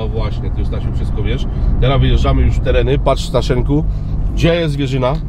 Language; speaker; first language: Polish; native; Polish